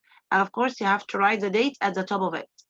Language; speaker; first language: English; non-native, fluent; Arabic